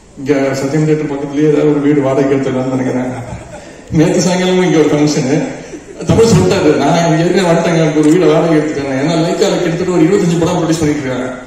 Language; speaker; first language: Tamil; native; Tamil